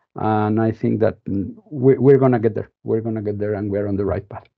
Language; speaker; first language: English; non-native, fluent; Spanish